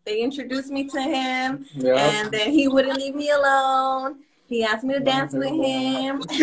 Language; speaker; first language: English; early bilingual, other home language; Spanish